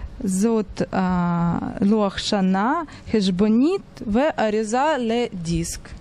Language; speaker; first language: Hebrew; non-native, fluent; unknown